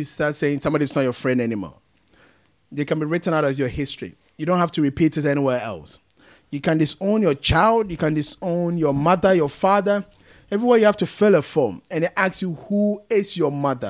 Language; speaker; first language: English; non-native, local second language; Akan